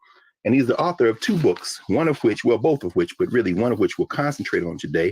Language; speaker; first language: English; native; English